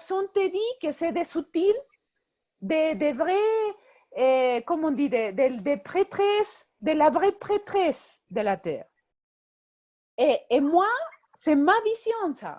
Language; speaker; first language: French; non-native, fluent; Spanish